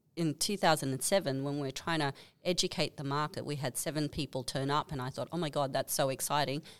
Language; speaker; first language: English; native; English